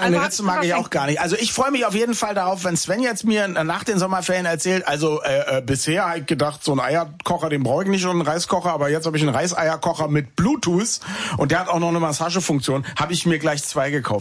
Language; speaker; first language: German; native; German